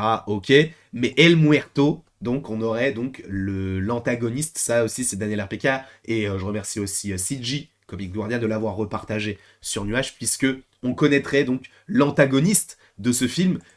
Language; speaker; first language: French; native; French